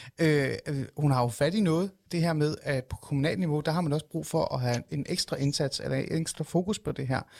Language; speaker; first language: Danish; native; Danish